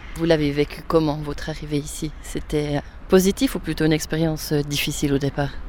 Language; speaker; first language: French; native; French